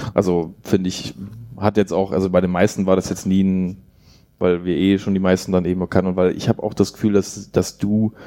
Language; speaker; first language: German; native; German